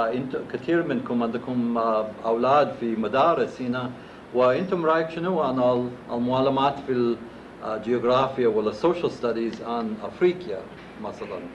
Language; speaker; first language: Arabic; non-native, fluent; English